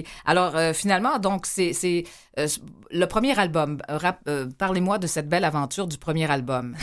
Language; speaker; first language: French; native; French